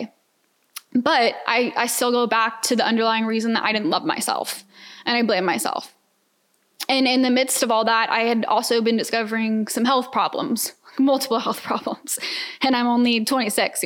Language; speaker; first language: English; native; English